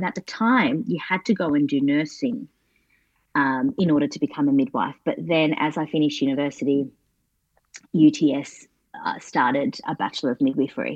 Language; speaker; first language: English; native; English